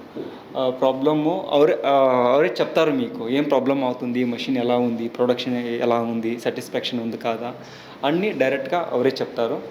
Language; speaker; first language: Telugu; non-native, local second language; Hindi